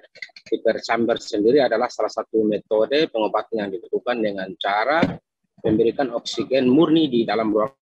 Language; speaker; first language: Indonesian; native; Indonesian